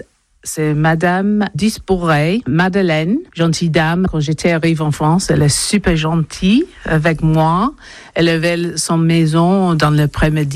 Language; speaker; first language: French; non-native, learner; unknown